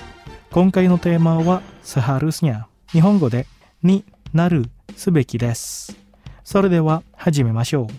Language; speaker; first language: Japanese; non-native, fluent; Indonesian